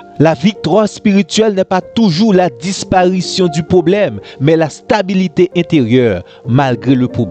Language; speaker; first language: French; non-native, local second language; Haitian Creole